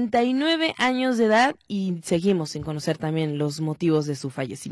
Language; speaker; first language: Spanish; native; Spanish